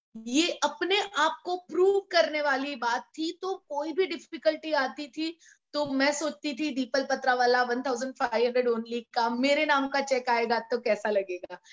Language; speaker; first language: Hindi; non-native, local second language; Gujarati